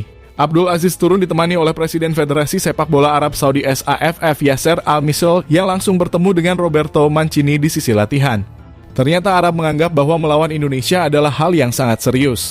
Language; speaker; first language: Indonesian; native; Indonesian